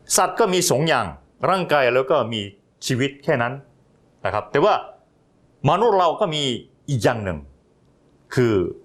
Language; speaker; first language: Thai; non-native, fluent; Korean